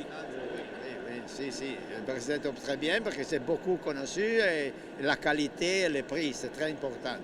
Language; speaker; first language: French; non-native, learner; Italian